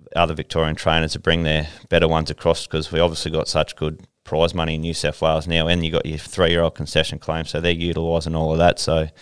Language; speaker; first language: English; native; English